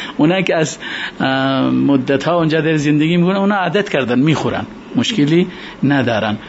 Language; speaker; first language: Persian; non-native, fluent; Urdu